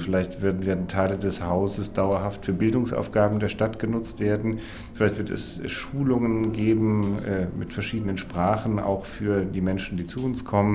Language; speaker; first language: German; native; German